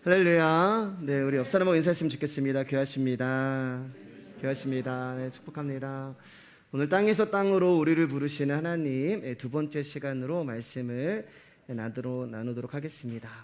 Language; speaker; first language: Korean; native; Korean